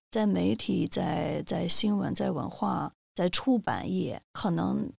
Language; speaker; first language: Chinese; non-native, fluent; Russian